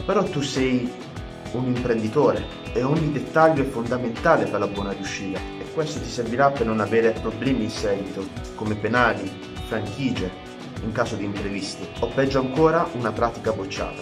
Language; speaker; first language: Italian; native; Italian